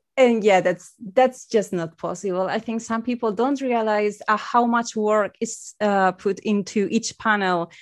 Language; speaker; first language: English; non-native, fluent; Spanish